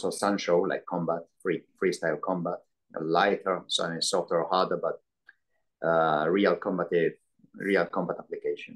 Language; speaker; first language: English; non-native, fluent; Spanish